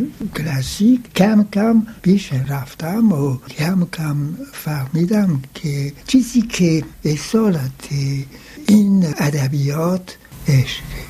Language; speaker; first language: Persian; non-native, fluent; French